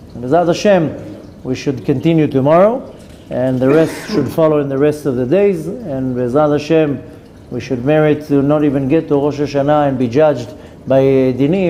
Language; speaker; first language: English; non-native, fluent; Hebrew